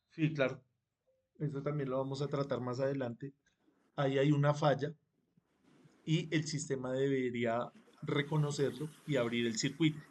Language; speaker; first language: Spanish; native; Spanish